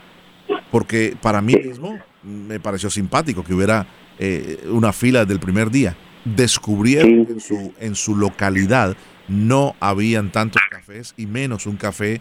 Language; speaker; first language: Spanish; native; Spanish